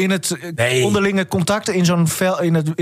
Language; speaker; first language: Dutch; native; Dutch